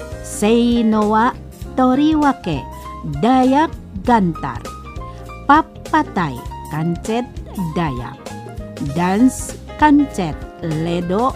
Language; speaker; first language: Japanese; non-native, learner; Indonesian